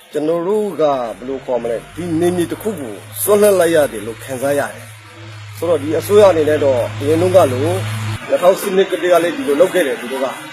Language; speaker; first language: Burmese; native; Burmese